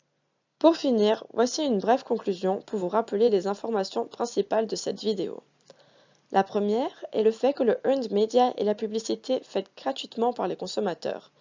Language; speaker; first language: French; native; French